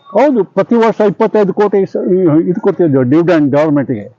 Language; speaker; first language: Kannada; native; Kannada